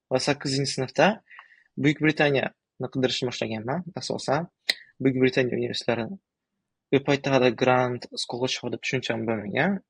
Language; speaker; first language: Uzbek; early bilingual, other home language; Tajik